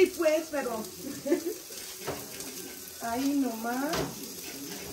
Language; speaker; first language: Spanish; non-native, learner; English